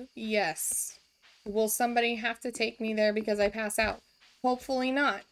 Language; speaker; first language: English; native; English